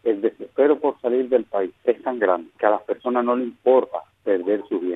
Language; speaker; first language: Spanish; native; Spanish